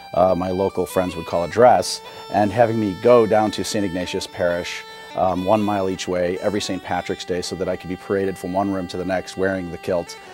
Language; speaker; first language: English; native; English